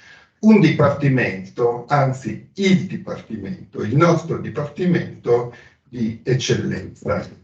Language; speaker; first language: Italian; native; Italian